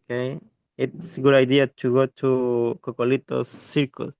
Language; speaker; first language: English; non-native, learner; Spanish